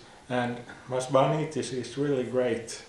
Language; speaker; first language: English; non-native, fluent; Finnish